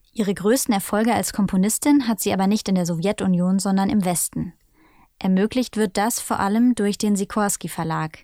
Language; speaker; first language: German; native; German